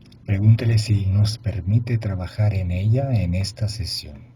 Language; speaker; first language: Spanish; non-native, fluent; Italian